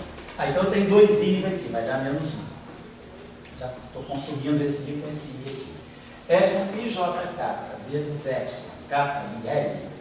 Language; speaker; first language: Portuguese; native; Portuguese